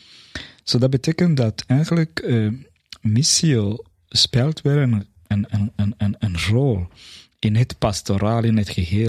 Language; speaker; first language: Dutch; non-native, fluent; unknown